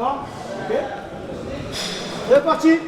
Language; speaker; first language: French; native; French